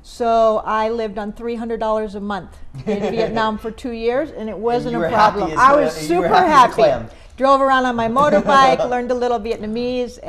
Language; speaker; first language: English; native; English